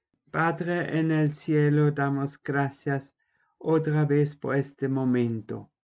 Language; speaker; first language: Spanish; non-native, fluent; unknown